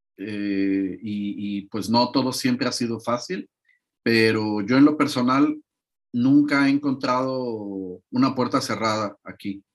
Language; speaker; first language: Spanish; native; Spanish